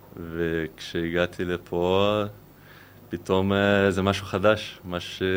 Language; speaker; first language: Hebrew; non-native, fluent; Portuguese